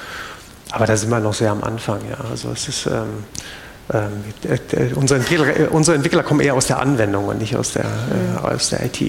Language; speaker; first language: German; native; German